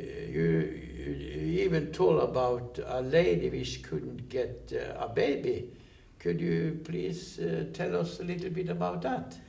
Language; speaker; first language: English; non-native, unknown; Norwegian